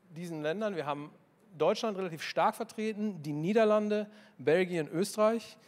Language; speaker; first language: German; native; German